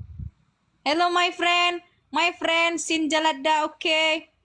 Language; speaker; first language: English; non-native, learner; Indonesian